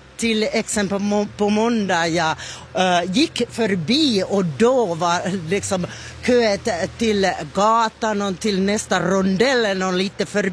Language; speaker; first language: Swedish; non-native, fluent; Finnish